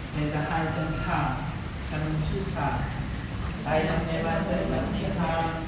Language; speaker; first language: Vietnamese; non-native, fluent; Hindi